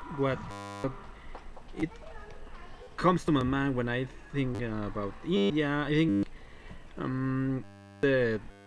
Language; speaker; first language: English; non-native, learner; Spanish